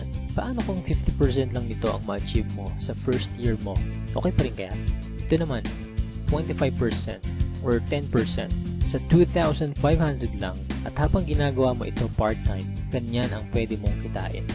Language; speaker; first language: Filipino; native; Filipino